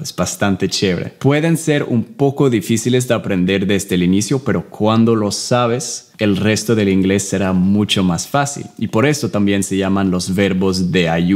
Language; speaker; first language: Spanish; non-native, fluent; English